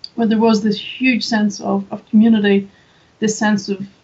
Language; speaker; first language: English; native; English